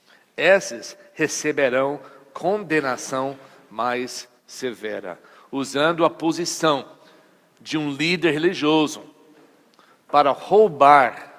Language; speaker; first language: Portuguese; non-native, fluent; English